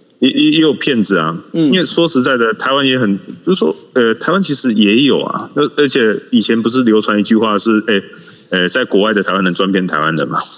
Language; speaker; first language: Chinese; native; Chinese